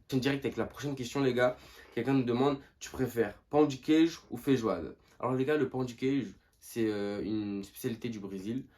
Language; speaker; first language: French; early bilingual, other home language; Portuguese